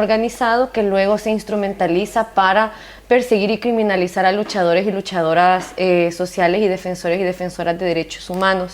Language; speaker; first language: Spanish; native; Spanish